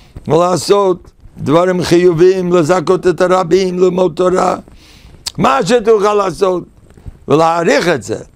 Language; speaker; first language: Hebrew; non-native, fluent; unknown